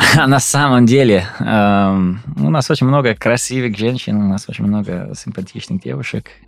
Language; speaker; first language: Russian; non-native, fluent; English